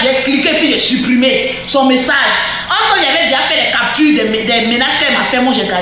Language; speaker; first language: French; non-native, local second language; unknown